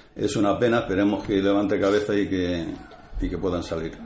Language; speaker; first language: Spanish; native; Spanish